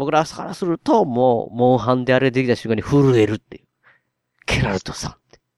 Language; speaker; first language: Japanese; native; Japanese